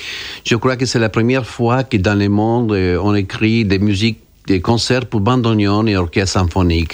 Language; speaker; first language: French; non-native, fluent; Spanish